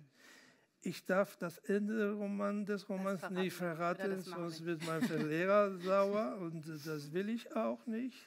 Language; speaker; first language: German; non-native, fluent; Spanish